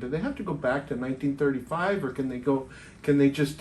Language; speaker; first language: English; native; English